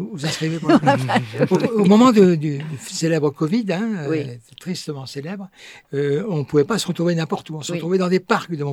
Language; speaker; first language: French; native; French